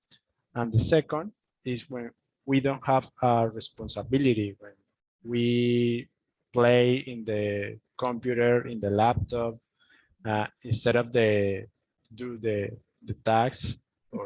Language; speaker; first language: English; non-native, learner; Spanish